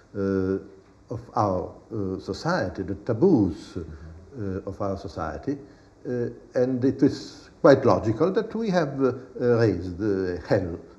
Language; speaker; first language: English; non-native, fluent; Italian